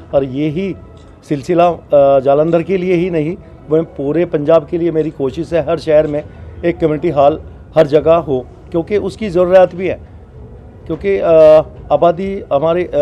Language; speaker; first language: Hindi; non-native, local second language; Punjabi